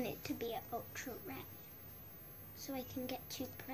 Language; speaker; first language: English; native; English